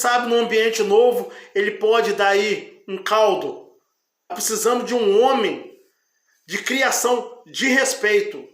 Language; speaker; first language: Portuguese; native; Portuguese